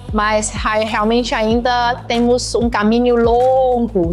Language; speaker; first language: Portuguese; non-native, fluent; Chinese